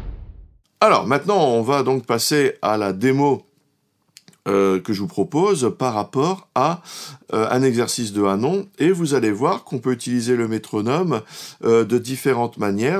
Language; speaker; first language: French; native; French